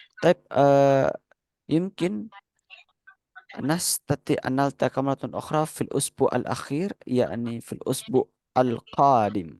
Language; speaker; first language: Arabic; non-native, fluent; Indonesian